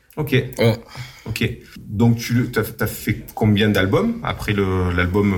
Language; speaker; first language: French; native; French